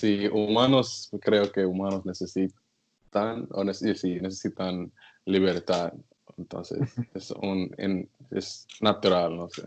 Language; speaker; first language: Spanish; non-native, learner; English